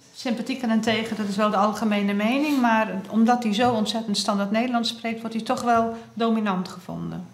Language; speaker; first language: Dutch; native; Dutch